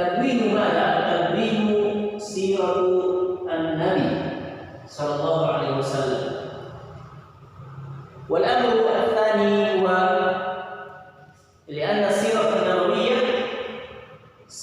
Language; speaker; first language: Arabic; non-native, fluent; Indonesian